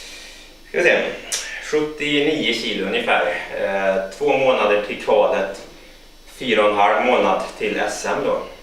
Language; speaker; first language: Swedish; native; Swedish